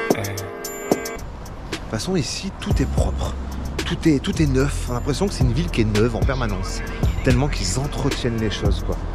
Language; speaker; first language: French; native; French